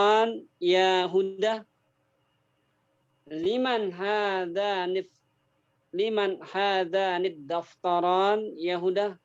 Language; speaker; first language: Arabic; non-native, fluent; Indonesian